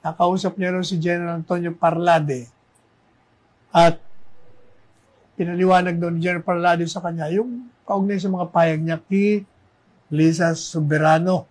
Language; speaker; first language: Filipino; native; Filipino